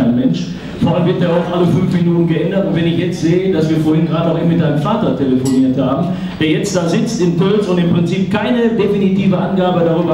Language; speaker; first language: German; native; German